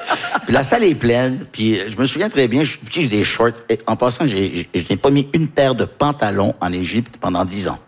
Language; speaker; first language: French; early bilingual, heritage; French